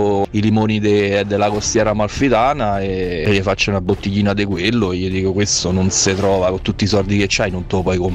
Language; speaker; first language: Italian; native; Italian